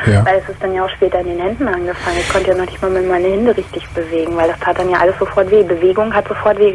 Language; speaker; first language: German; native; German